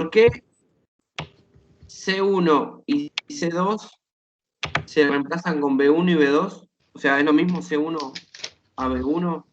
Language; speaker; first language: Spanish; native; Spanish